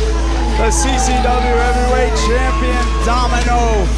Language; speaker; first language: English; native; English